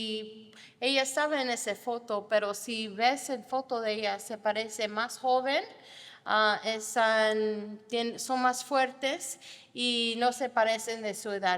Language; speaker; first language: Spanish; non-native, fluent; English